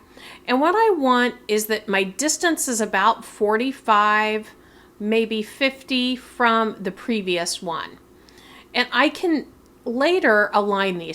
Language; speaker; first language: English; native; English